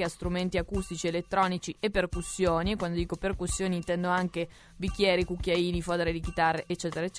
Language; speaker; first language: Italian; native; Italian